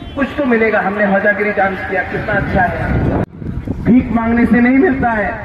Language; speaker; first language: Hindi; non-native, local second language; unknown